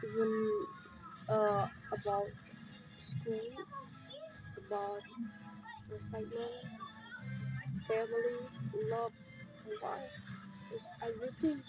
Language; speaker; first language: English; non-native, learner; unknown